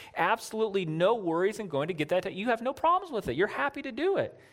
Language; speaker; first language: English; native; English